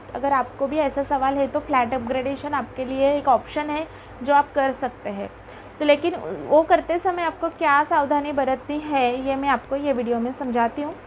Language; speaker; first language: Hindi; non-native, local second language; Marathi